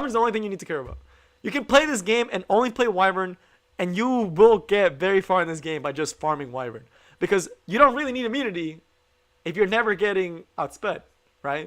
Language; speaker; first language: English; native; English